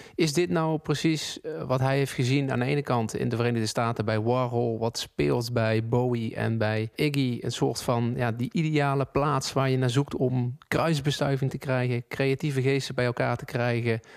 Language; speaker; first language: Dutch; native; Dutch